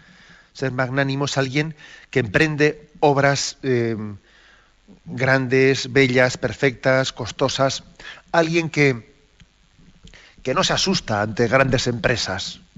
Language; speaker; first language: Spanish; native; Spanish